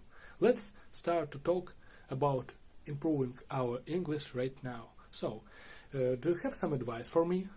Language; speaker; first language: English; non-native, learner; Russian